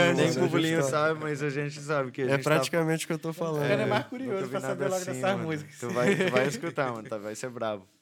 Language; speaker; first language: Portuguese; non-native, fluent; English